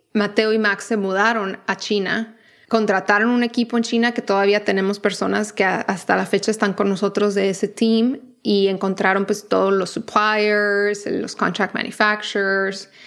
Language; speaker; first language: Spanish; native; Spanish